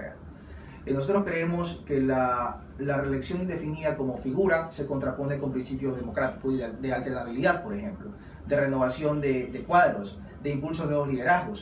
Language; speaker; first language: Spanish; native; Spanish